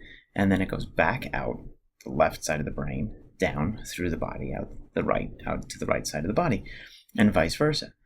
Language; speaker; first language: English; native; English